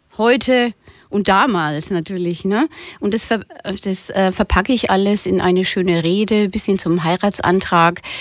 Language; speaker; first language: German; native; German